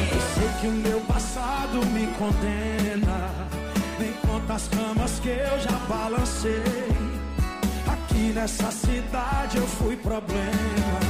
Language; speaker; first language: Portuguese; native; Portuguese